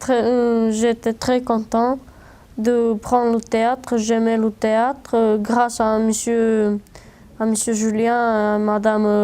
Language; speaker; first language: French; non-native, learner; Romanian